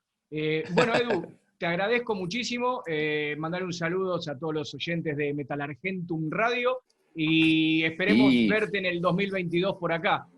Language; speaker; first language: Spanish; native; Spanish